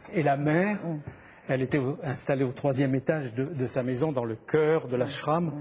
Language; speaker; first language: French; native; French